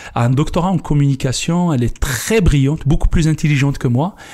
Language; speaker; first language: French; non-native, local second language; Kabyle